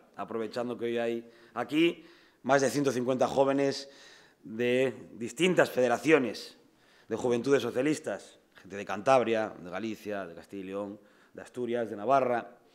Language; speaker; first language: Spanish; native; Spanish